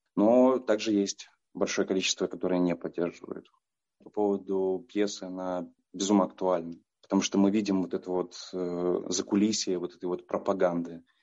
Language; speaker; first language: Russian; native; Russian